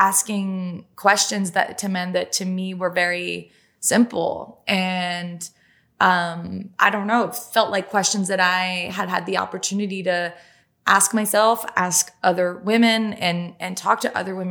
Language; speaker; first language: English; non-native, fluent; French